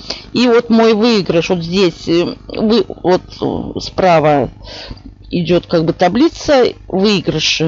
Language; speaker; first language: Russian; native; Russian